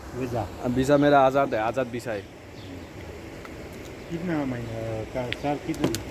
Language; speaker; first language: Hindi; non-native, learner; Bangla